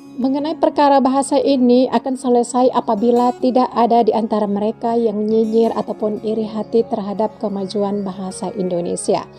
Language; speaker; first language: Indonesian; native; Indonesian